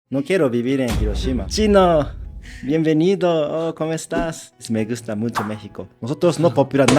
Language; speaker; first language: Spanish; non-native, learner; Japanese